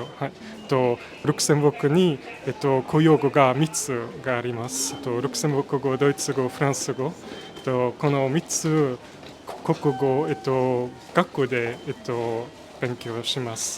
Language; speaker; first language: Japanese; non-native, learner; Luxembourgish